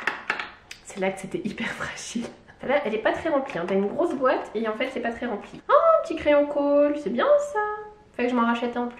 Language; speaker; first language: French; native; French